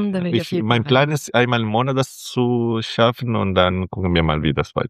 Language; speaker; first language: German; non-native, fluent; Spanish